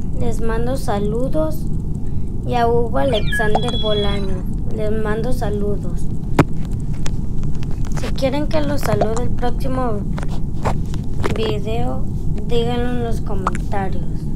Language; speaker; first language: Spanish; native; Spanish